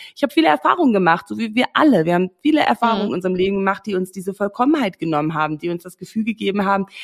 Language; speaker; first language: German; non-native, fluent; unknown